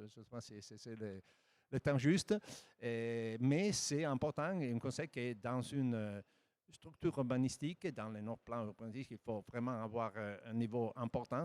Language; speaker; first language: French; non-native, fluent; Italian